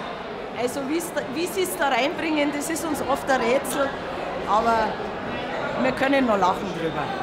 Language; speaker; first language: German; native; German